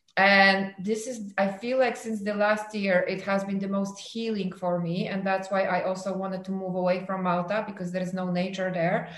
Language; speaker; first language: English; non-native, fluent; Polish